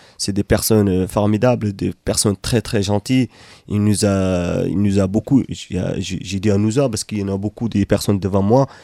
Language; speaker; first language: French; non-native, fluent; Arabic